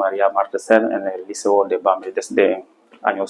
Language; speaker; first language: Spanish; non-native, fluent; Serer